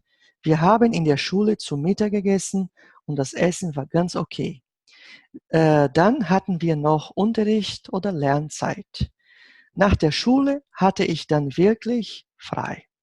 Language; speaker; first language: German; non-native, fluent; Portuguese